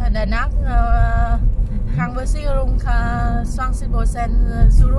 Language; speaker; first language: German; non-native, learner; Vietnamese